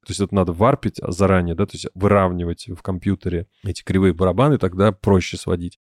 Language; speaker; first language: Russian; native; Russian